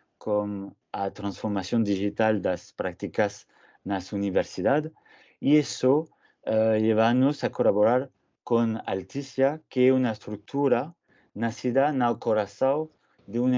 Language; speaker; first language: Portuguese; non-native, fluent; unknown